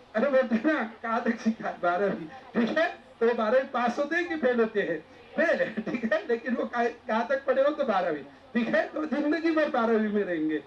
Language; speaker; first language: Hindi; non-native, local second language; Marathi